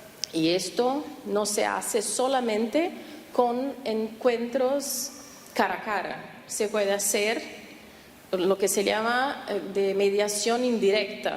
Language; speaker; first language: Spanish; non-native, fluent; Portuguese